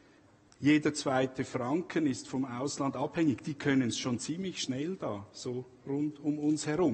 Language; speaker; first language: German; native; German